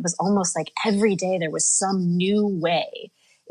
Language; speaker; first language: English; native; English